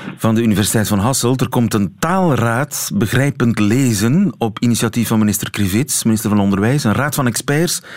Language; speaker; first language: Dutch; native; Dutch